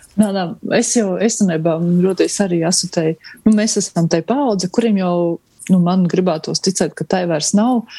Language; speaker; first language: Latvian; native; Latvian